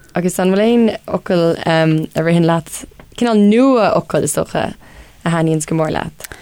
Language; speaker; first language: Irish; non-native, local second language; English